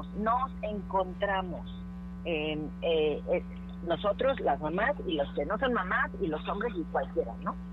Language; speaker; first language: Spanish; native; Spanish